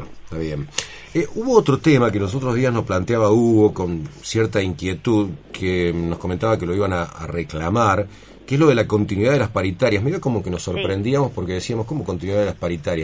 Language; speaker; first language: Spanish; native; Spanish